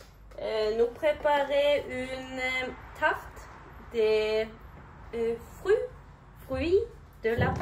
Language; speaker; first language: French; non-native, learner; Norwegian